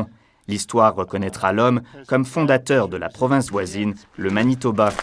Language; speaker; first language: French; native; French